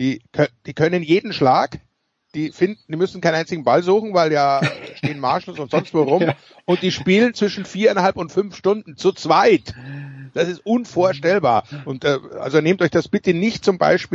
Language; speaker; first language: German; native; German